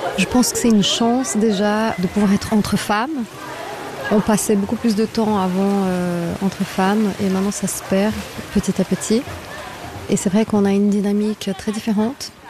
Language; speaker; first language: French; non-native, fluent; Portuguese